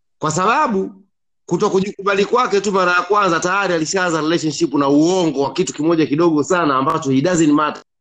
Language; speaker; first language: Swahili; native; Swahili